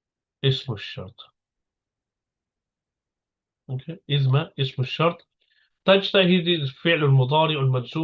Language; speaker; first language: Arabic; non-native, fluent; English